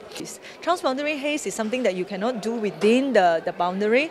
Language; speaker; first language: English; non-native, local second language; Chinese